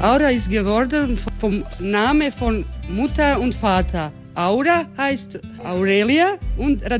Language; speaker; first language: German; non-native, learner; Croatian